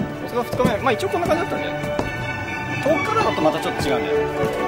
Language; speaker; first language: Japanese; native; Japanese